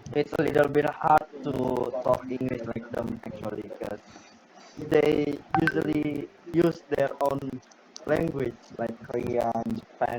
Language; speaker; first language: English; non-native, learner; Indonesian